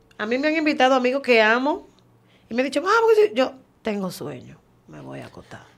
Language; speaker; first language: Spanish; native; Spanish